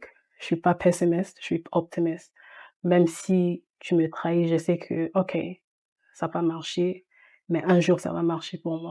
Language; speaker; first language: French; early bilingual, heritage; French